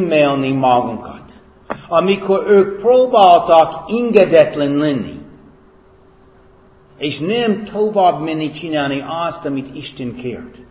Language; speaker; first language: Hungarian; non-native, fluent; English